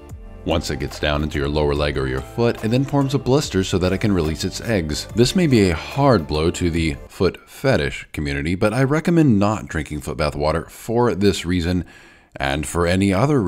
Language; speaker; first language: English; native; English